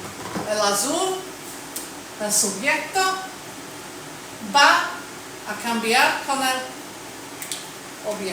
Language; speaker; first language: Spanish; non-native, fluent; English